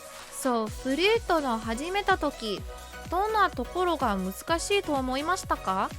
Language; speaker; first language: Japanese; non-native, learner; English